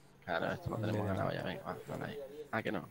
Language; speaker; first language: Spanish; native; Spanish